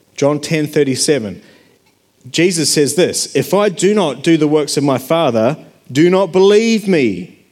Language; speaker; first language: English; native; English